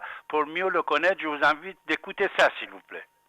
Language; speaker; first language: French; non-native, fluent; Persian